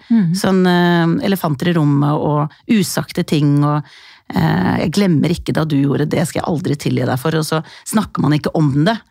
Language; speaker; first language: Norwegian; early bilingual, other home language; Icelandic